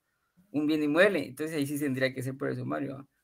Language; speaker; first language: Spanish; native; Spanish